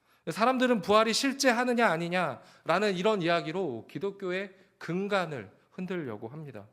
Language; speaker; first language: Korean; native; Korean